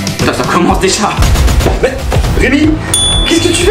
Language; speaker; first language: French; native; French